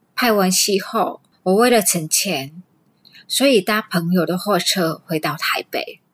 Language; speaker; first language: Chinese; non-native, fluent; Vietnamese